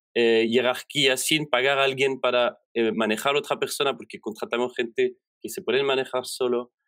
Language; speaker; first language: Spanish; non-native, fluent; French